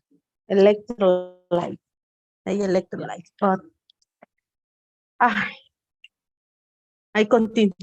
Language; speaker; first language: English; non-native, learner; Spanish